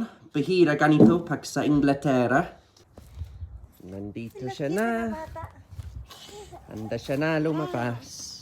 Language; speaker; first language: Filipino; non-native, learner; English